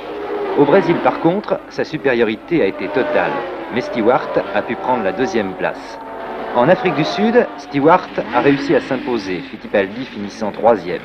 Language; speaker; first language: French; native; French